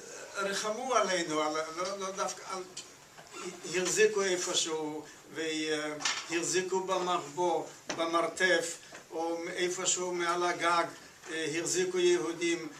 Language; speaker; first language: Hebrew; non-native, fluent; Yiddish